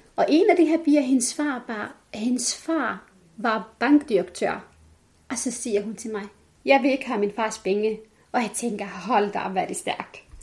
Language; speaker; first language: Danish; non-native, fluent; Arabic